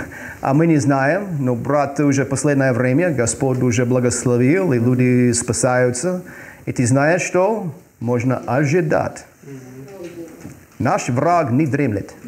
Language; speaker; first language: Russian; non-native, fluent; English